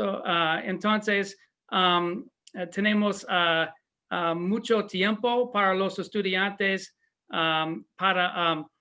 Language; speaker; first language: Spanish; non-native, learner; English